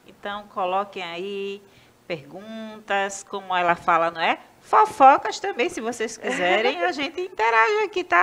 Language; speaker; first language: Portuguese; native; Portuguese